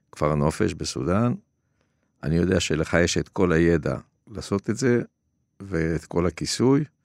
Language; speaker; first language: Hebrew; native; Hebrew